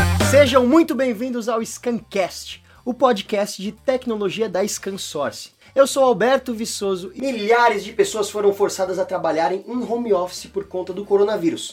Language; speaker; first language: Portuguese; native; Portuguese